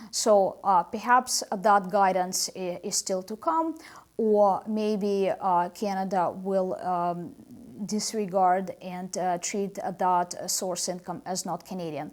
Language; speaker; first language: English; non-native, fluent; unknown